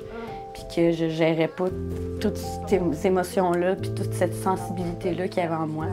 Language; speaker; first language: French; native; French